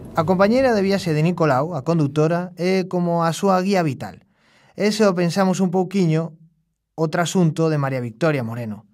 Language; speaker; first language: Galician; non-native, local second language; Spanish